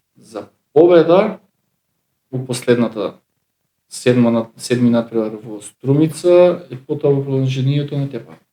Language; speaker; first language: Macedonian; native; Macedonian